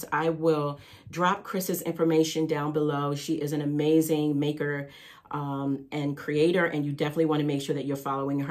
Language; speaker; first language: English; native; English